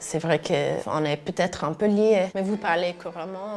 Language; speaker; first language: French; non-native, fluent; English